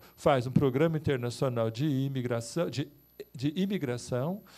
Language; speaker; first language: Portuguese; native; Portuguese